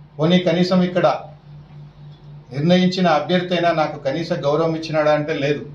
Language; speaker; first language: Telugu; native; Telugu